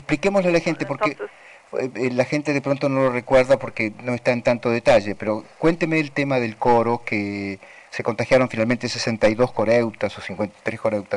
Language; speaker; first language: Spanish; native; Spanish